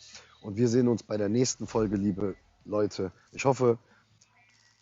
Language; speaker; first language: German; native; German